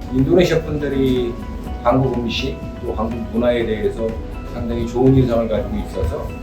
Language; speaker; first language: Korean; native; Korean